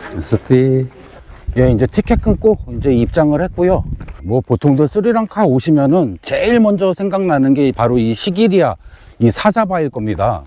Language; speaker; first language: Korean; native; Korean